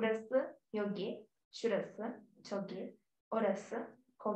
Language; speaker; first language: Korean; non-native, learner; Turkish